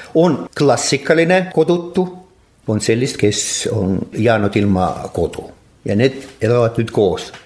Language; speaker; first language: Estonian; non-native, local second language; Russian